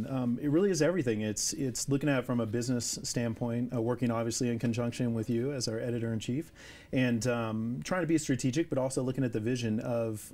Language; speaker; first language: English; native; English